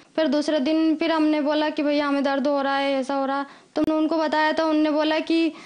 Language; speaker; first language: Hindi; native; Hindi